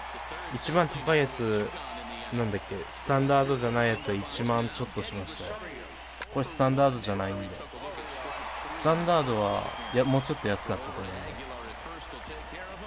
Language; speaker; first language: Japanese; native; Japanese